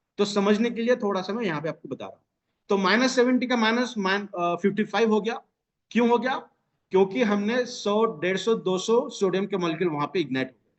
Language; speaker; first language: Hindi; non-native, local second language; Marathi